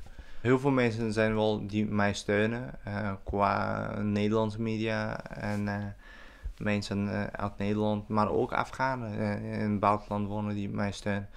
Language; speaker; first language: Dutch; early bilingual, other home language; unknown